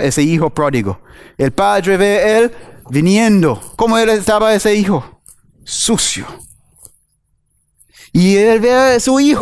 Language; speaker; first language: Spanish; non-native, fluent; English